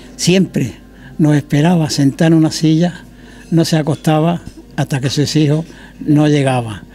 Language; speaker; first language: Spanish; native; Spanish